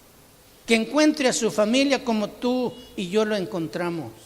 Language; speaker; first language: Spanish; native; Spanish